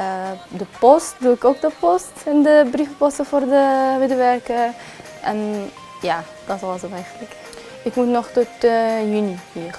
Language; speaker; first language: Dutch; non-native, fluent; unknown